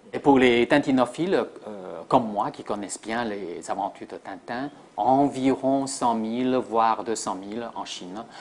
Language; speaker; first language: French; non-native, fluent; Chinese